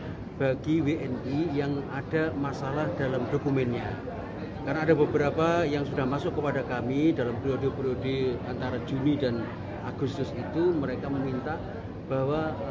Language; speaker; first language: Indonesian; native; Indonesian